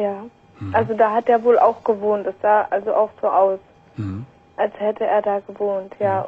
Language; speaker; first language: German; native; German